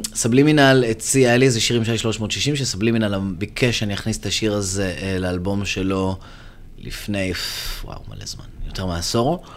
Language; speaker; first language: Hebrew; native; Hebrew